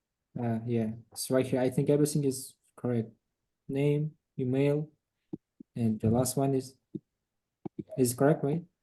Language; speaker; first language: English; non-native, fluent; Russian